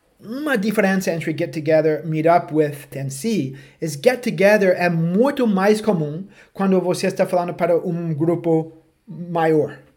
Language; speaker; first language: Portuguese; non-native, fluent; English